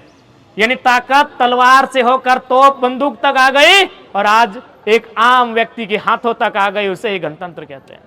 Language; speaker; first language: Hindi; non-native, local second language; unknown